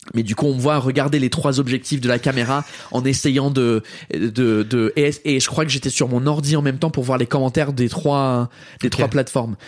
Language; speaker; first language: French; early bilingual, heritage; English